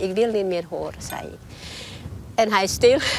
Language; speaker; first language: Dutch; non-native, learner; Thai